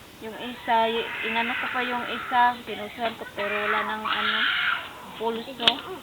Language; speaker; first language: Filipino; non-native, local second language; Cebuano